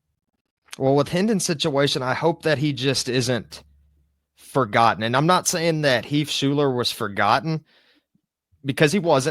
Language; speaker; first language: English; native; English